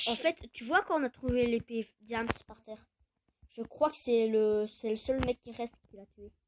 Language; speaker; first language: French; native; French